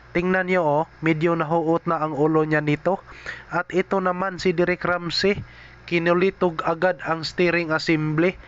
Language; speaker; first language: Filipino; non-native, local second language; Cebuano